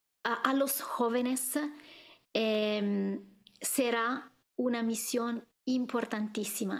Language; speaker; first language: Spanish; non-native, fluent; Italian